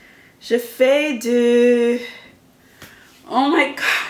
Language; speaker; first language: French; non-native, learner; English